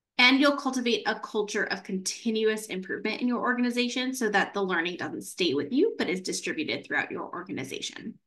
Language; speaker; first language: English; native; English